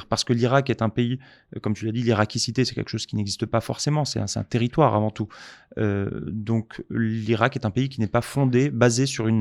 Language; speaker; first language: French; native; French